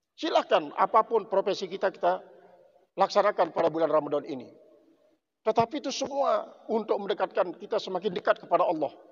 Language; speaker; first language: Indonesian; non-native, local second language; Sasak